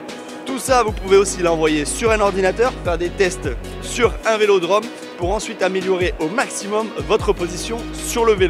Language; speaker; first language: French; native; French